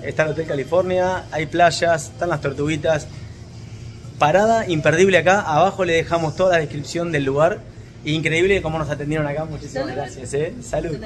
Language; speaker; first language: Spanish; native; Spanish